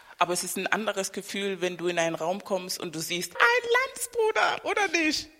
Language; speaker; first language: German; non-native, fluent; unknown